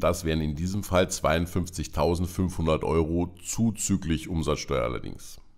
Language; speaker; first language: German; native; German